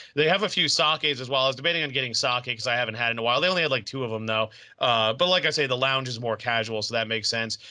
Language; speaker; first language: English; native; English